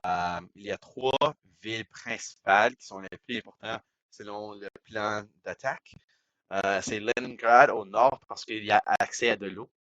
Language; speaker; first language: French; non-native, local second language; English